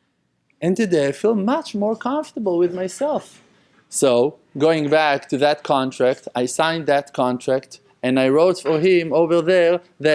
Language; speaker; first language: English; non-native, fluent; Hebrew